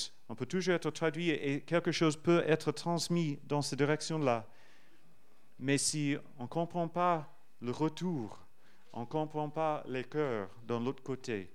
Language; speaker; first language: French; non-native, fluent; English